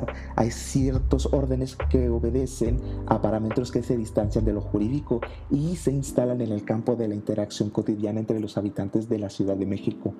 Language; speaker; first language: Spanish; native; Spanish